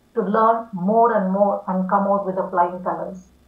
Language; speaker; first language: English; non-native, local second language; Tamil